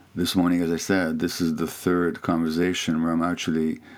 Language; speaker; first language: English; non-native, fluent; Hungarian